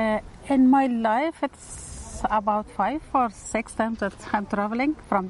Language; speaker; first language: English; non-native, learner; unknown